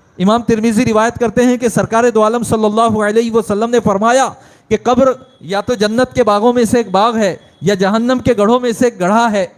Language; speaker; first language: Urdu; native; Urdu